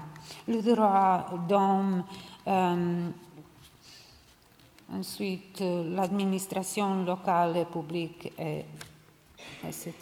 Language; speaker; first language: French; non-native, learner; Serbian